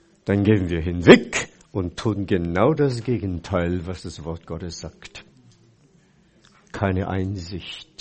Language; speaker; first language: German; non-native, fluent; Chinese